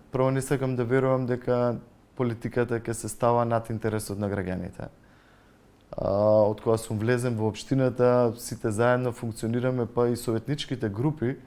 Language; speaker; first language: Macedonian; native; Macedonian